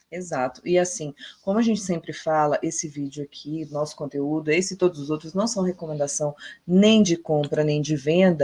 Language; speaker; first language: Portuguese; native; Portuguese